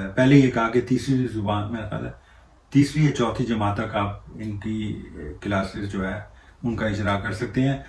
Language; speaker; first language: Urdu; non-native, local second language; Punjabi